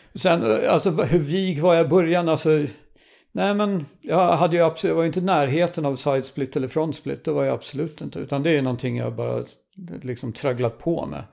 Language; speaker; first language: Swedish; native; Swedish